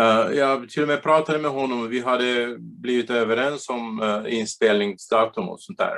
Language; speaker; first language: Swedish; non-native, fluent; Bulgarian